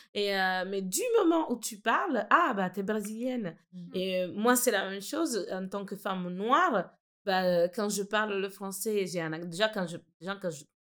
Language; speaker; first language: French; non-native, fluent; Italian